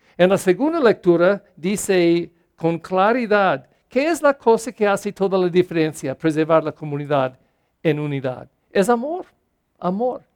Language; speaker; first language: Spanish; non-native, fluent; English